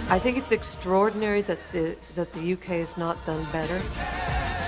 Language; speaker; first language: English; native; English